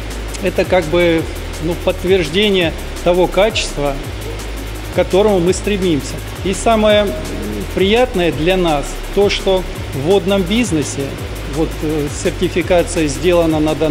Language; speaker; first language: Russian; native; Russian